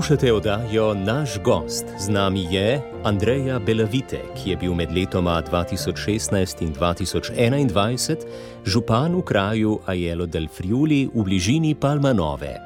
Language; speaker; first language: Slovenian; native; Slovenian